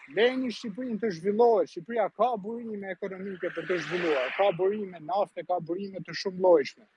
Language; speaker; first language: Albanian; native; Albanian